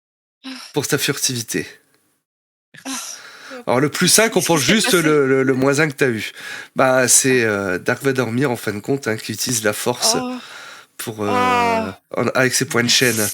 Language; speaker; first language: French; native; French